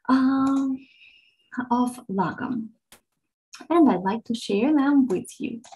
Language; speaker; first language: English; non-native, fluent; Ukrainian